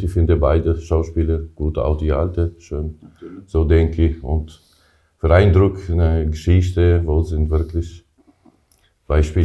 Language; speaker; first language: German; non-native, learner; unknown